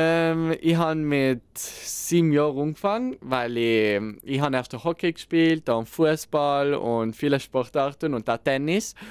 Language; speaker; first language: German; non-native, local second language; Italian